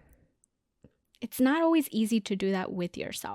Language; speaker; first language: English; native; English